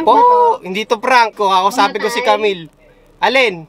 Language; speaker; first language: Filipino; native; Filipino